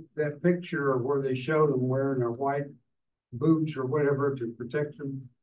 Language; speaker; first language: English; native; English